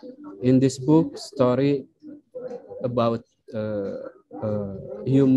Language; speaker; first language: English; non-native, learner; Indonesian